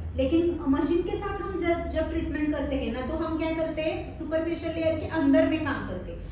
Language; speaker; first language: Hindi; non-native, local second language; Marathi